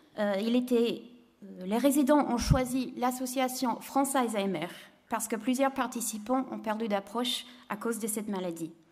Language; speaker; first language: French; non-native, fluent; English